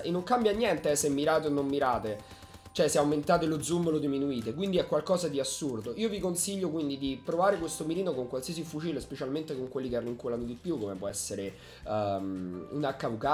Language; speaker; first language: Italian; native; Italian